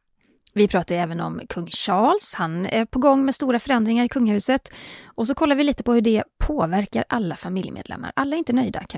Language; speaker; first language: Swedish; native; Swedish